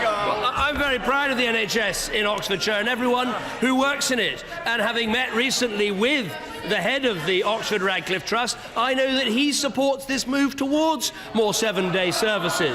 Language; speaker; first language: English; native; English